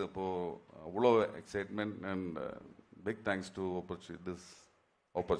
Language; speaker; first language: Tamil; non-native, learner; Malayalam